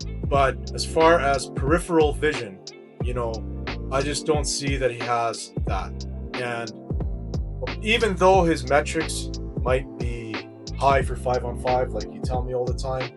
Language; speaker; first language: English; native; English